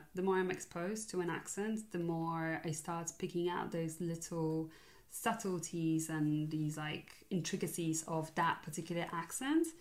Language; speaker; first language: English; non-native, fluent; Polish